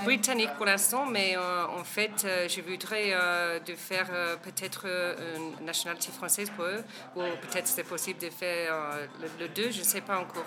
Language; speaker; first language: French; non-native, fluent; English